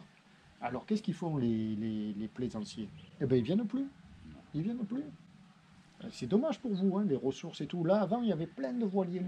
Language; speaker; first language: French; native; French